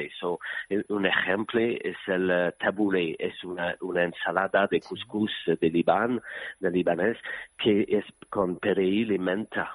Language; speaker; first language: Spanish; non-native, learner; French